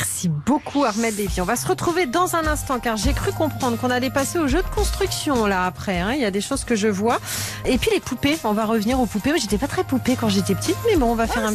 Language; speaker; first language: French; native; French